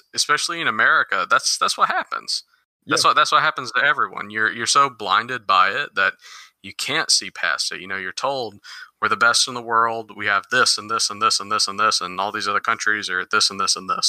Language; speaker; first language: English; native; English